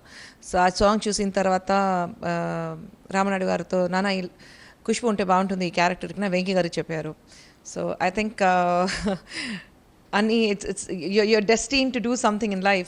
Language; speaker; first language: Telugu; non-native, local second language; Hindi